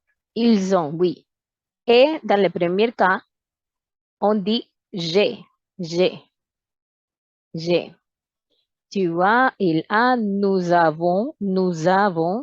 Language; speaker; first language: French; non-native, fluent; Spanish